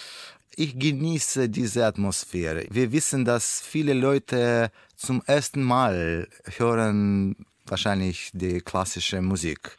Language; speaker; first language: German; non-native, learner; Russian